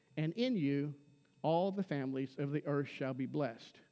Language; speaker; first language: English; native; English